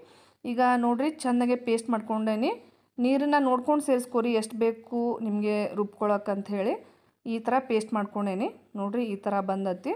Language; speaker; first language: Kannada; native; Kannada